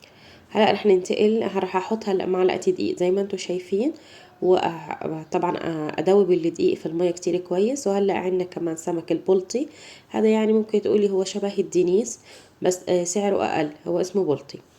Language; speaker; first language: Arabic; native; Arabic